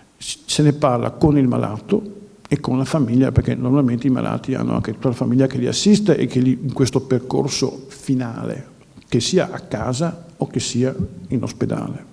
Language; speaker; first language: Italian; native; Italian